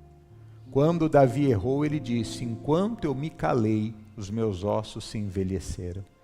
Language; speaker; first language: Portuguese; native; Portuguese